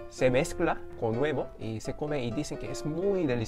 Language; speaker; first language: Spanish; non-native, fluent; Korean